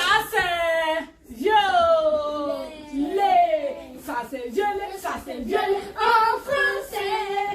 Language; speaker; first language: French; non-native, learner; Igbo